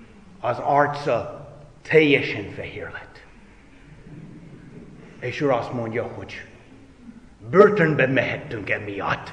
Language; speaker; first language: Hungarian; non-native, fluent; English